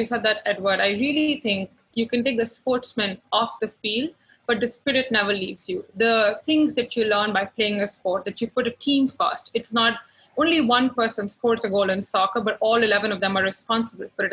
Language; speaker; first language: English; non-native, local second language; Hindi